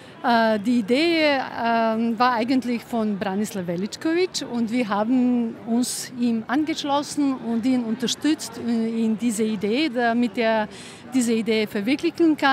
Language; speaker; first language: German; non-native, fluent; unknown